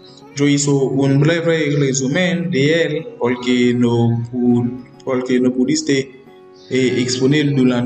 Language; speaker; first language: Spanish; non-native, learner; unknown